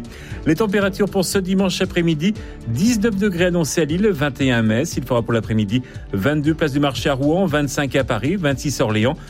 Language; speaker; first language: French; native; French